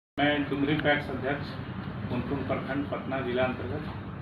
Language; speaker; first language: Hindi; native; Hindi